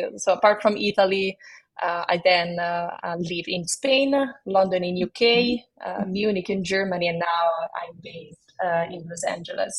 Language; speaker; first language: English; non-native, fluent; Italian